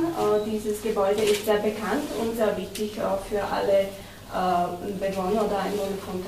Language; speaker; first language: German; non-native, fluent; Slovak